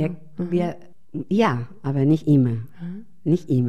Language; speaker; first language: German; non-native, fluent; Spanish